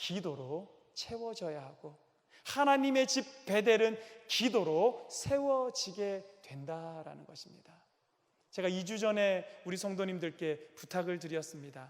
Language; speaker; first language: Korean; native; Korean